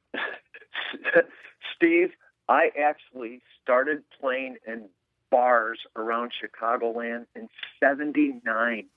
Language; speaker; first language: English; native; English